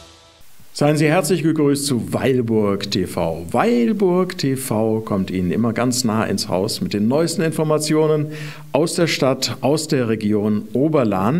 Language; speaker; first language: German; native; German